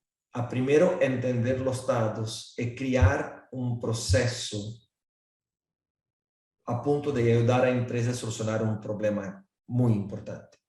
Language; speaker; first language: Spanish; non-native, fluent; Portuguese